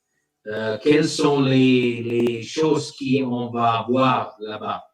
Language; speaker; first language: French; non-native, learner; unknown